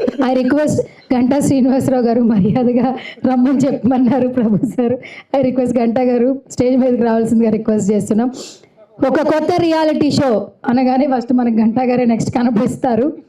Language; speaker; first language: Telugu; native; Telugu